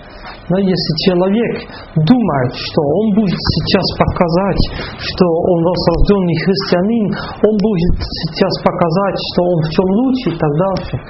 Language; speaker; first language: Russian; non-native, fluent; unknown